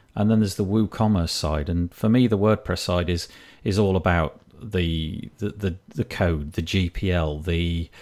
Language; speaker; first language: English; native; English